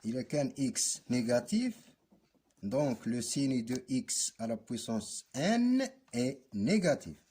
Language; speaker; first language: French; non-native, local second language; Arabic